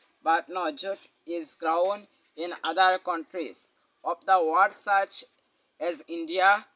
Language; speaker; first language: English; non-native, local second language; Bangla